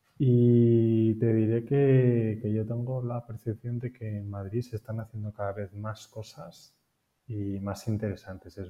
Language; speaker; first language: Spanish; native; Spanish